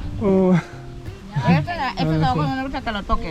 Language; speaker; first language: Spanish; native; Spanish